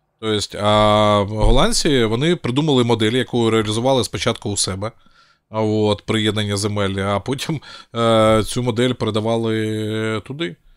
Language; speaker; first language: Ukrainian; non-native, local second language; Russian